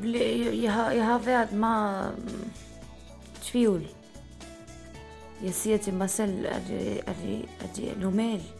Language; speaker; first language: Danish; non-native, fluent; Arabic